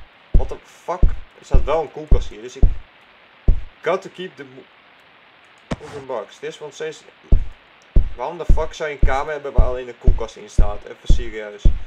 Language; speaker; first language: Dutch; native; Dutch